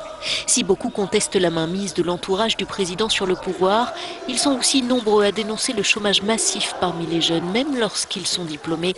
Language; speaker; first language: French; native; French